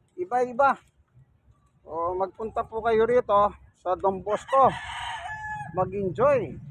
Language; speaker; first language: Filipino; native; Filipino